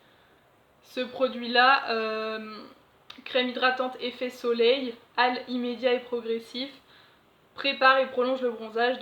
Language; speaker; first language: French; native; French